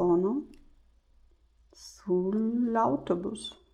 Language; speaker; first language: Italian; non-native, learner; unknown